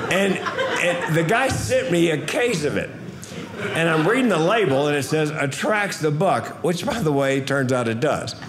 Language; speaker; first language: English; native; English